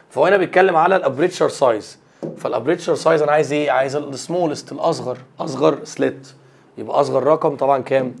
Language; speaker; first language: Arabic; native; Arabic